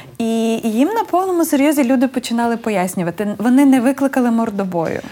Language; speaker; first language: Ukrainian; native; Ukrainian